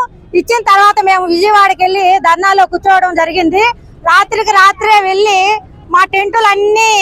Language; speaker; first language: Telugu; native; Telugu